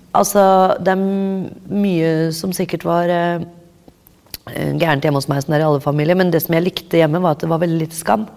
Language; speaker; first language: Norwegian; native; Norwegian